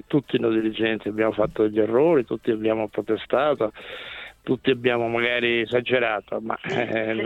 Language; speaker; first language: Italian; native; Italian